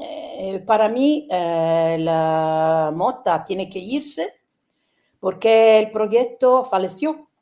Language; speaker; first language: Spanish; non-native, learner; Italian